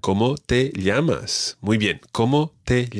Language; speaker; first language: Spanish; non-native, fluent; English